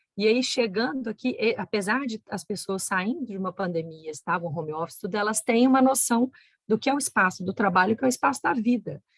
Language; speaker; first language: Portuguese; native; Portuguese